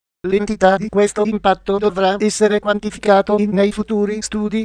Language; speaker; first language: Italian; native; Italian